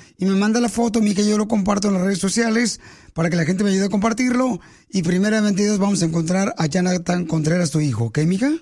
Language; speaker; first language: Spanish; native; Spanish